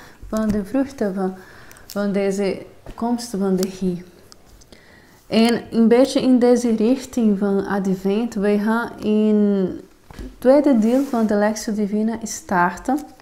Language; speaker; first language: Dutch; non-native, fluent; Portuguese